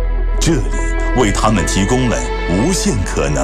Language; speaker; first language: Chinese; native; Chinese